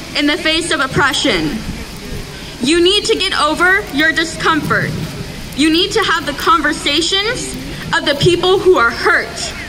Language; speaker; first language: English; native; English